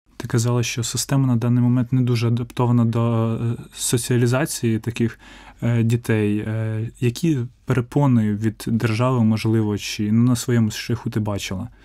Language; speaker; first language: Ukrainian; native; Ukrainian